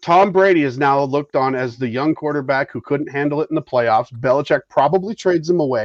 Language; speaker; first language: English; native; English